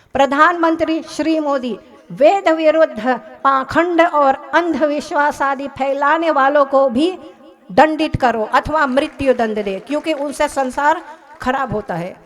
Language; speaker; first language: Hindi; early bilingual, heritage; Hindi